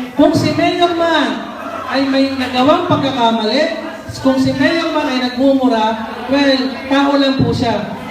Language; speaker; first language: Filipino; non-native, local second language; Cebuano